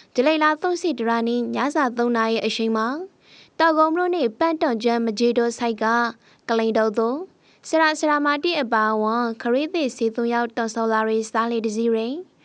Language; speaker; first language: Burmese; native; Burmese